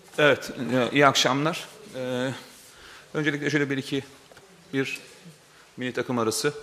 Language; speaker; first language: Turkish; native; Turkish